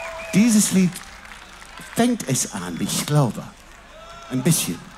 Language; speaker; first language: German; non-native, learner; English